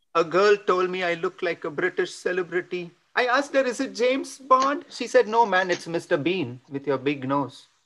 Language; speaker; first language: English; non-native, local second language; Tamil